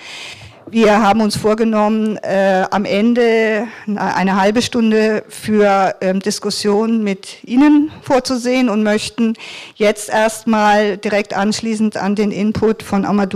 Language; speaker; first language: German; native; German